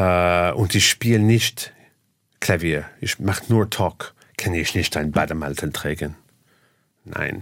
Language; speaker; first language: German; non-native, fluent; English